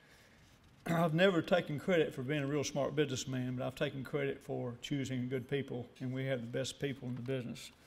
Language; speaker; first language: English; native; English